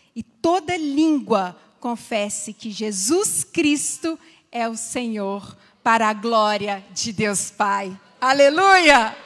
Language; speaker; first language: Portuguese; native; Portuguese